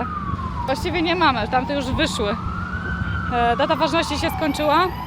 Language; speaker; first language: Polish; native; Polish